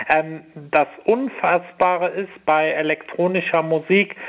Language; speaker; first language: German; native; German